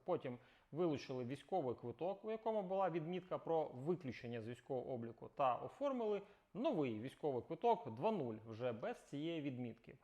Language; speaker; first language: Ukrainian; native; Ukrainian